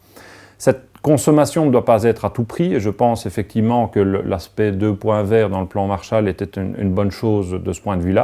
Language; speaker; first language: French; native; French